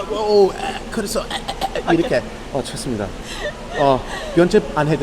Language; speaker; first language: Korean; non-native, learner; English